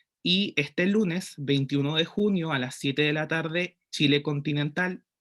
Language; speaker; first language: Spanish; native; Spanish